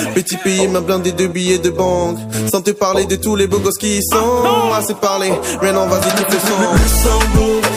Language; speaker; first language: French; non-native, local second language; Ewe